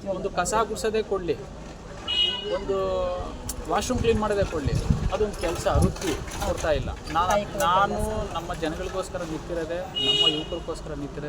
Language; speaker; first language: Kannada; native; Kannada